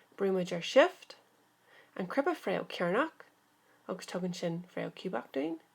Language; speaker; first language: Irish; native; Irish